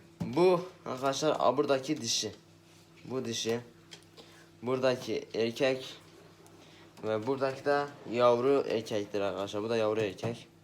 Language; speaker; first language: Turkish; native; Turkish